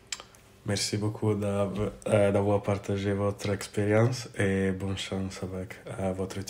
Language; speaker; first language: French; non-native, fluent; English